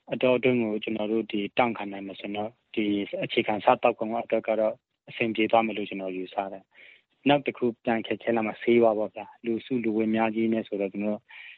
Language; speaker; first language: Burmese; non-native, local second language; Hakha Chin